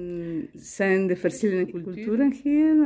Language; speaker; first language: Dutch; non-native, learner; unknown